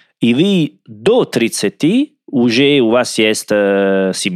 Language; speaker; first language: Russian; non-native, learner; Italian